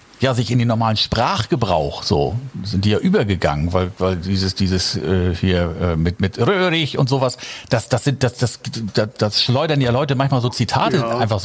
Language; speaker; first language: German; native; German